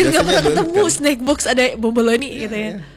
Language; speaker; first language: Indonesian; native; Indonesian